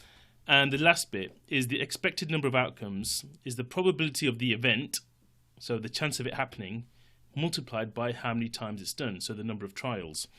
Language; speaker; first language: English; native; English